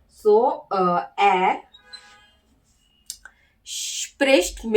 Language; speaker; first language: German; non-native, learner; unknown